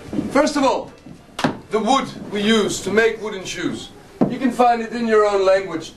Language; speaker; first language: English; non-native, fluent; Dutch